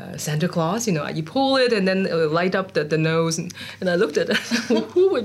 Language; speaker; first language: English; non-native, local second language; Cantonese